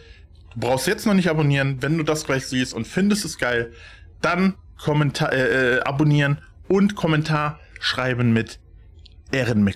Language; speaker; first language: German; native; German